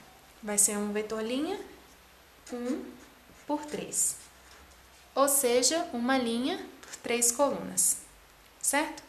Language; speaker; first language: Portuguese; native; Portuguese